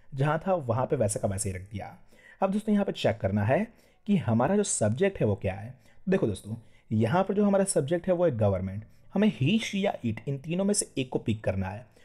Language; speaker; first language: Hindi; non-native, local second language; Gujarati